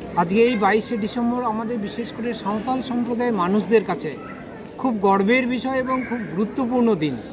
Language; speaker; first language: Bangla; non-native, local second language; Santali